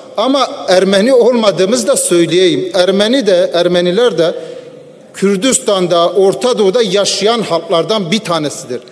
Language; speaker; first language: Turkish; non-native, local second language; Kurdish